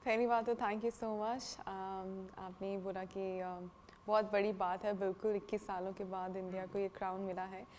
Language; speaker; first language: Hindi; non-native, local second language; Punjabi